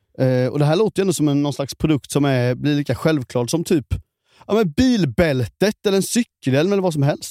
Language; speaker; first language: Swedish; native; Swedish